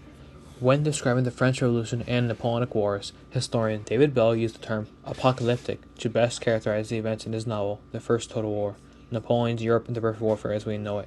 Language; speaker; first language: English; native; English